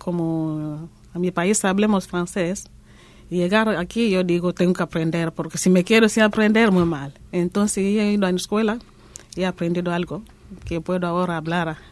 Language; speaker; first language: Spanish; non-native, learner; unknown